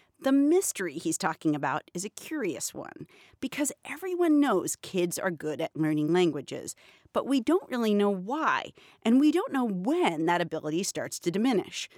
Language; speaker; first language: English; native; English